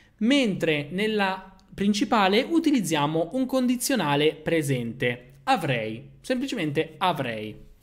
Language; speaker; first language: Italian; native; Italian